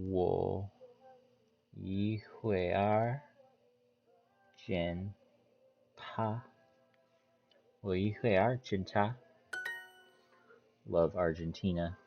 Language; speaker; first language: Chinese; non-native, learner; English